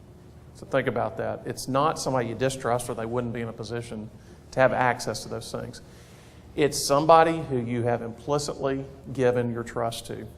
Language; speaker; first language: English; native; English